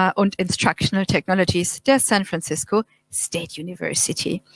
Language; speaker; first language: German; native; German